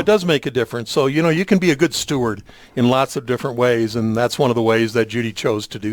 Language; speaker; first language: English; native; English